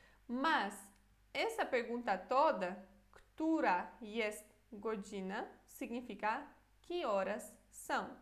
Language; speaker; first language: Portuguese; non-native, fluent; Polish